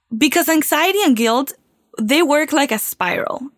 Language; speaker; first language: English; non-native, fluent; Spanish